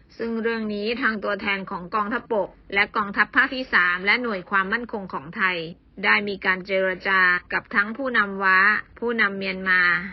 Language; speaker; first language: Thai; native; Thai